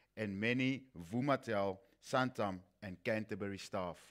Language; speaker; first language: English; non-native, local second language; Afrikaans